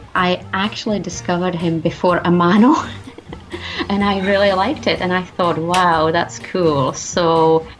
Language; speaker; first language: English; non-native, fluent; Czech